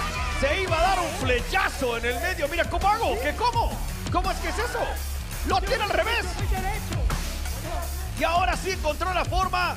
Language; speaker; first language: Spanish; native; Spanish